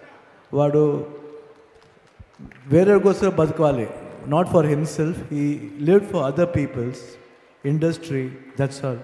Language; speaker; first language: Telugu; non-native, learner; Kannada